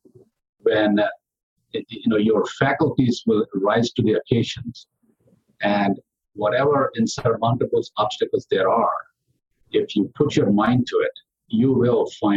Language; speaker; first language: English; non-native, local second language; Telugu